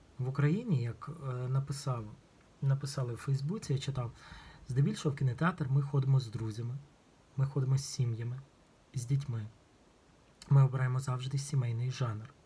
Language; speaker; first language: Ukrainian; non-native, local second language; Russian